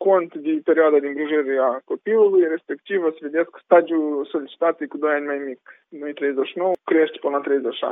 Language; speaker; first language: Romanian; native; Romanian